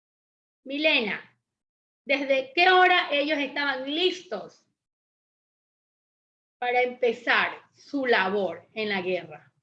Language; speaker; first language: Spanish; native; Spanish